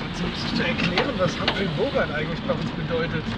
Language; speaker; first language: German; native; German